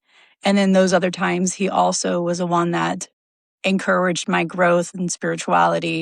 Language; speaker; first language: English; native; English